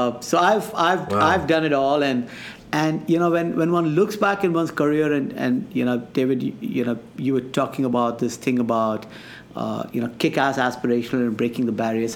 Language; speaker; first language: English; non-native, local second language; Hindi